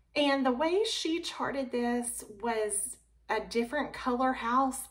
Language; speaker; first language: English; native; English